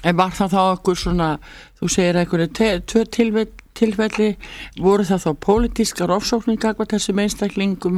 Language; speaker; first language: Icelandic; native; Icelandic